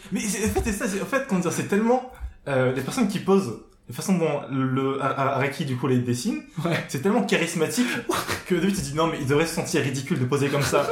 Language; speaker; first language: French; native; French